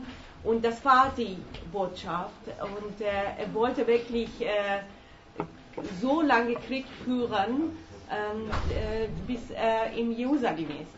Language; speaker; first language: German; non-native, fluent; Persian